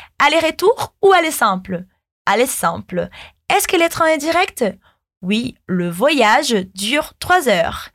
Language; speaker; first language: French; non-native, fluent; Portuguese